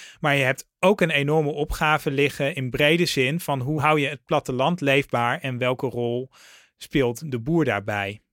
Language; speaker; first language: Dutch; native; Dutch